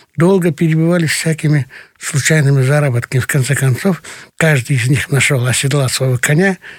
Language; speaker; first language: Russian; non-native, local second language; Kyrgyz